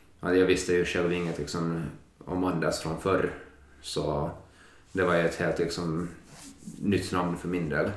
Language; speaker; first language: Swedish; native; Swedish